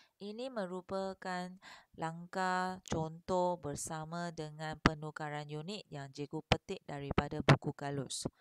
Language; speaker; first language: Malay; non-native, local second language; Chinese